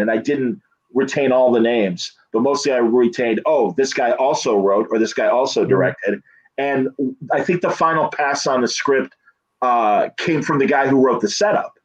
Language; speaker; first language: English; native; English